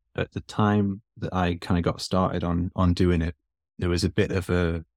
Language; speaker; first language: English; native; English